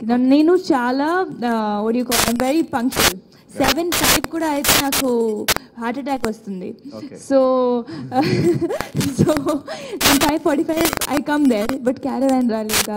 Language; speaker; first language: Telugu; non-native, learner; Hindi